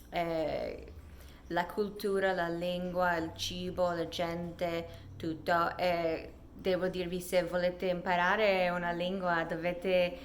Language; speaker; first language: Italian; non-native, fluent; English